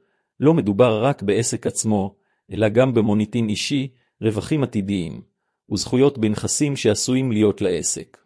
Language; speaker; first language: Hebrew; native; Hebrew